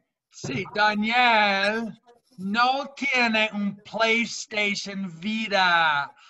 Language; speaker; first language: Spanish; non-native, fluent; English